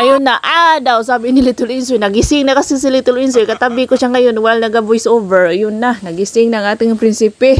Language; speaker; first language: Filipino; non-native, local second language; Cebuano